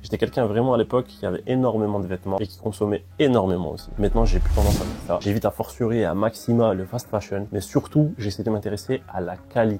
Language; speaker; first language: French; native; French